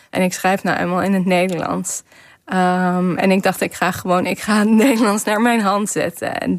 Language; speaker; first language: Dutch; non-native, fluent; Kazakh